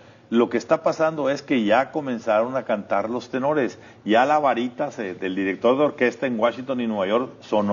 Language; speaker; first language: Spanish; native; Spanish